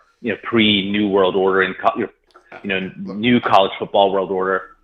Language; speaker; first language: English; native; English